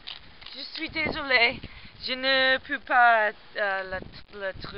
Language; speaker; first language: French; non-native, learner; English